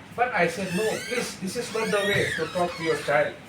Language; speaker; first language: English; non-native, local second language; Bangla